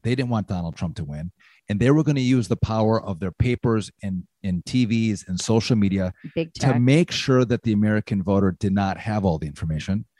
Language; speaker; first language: English; native; English